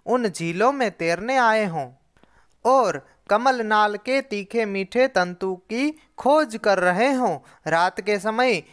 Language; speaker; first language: Hindi; non-native, local second language; Gujarati